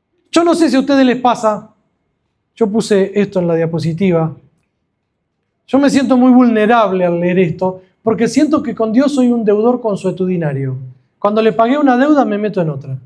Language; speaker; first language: Spanish; native; Spanish